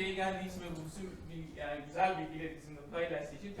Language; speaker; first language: Turkish; native; Turkish